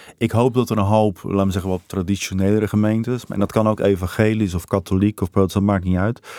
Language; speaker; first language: Dutch; native; Dutch